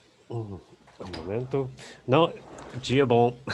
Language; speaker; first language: Portuguese; non-native, learner; English